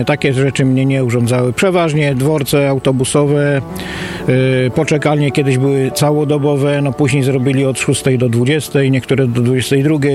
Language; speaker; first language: Polish; native; Polish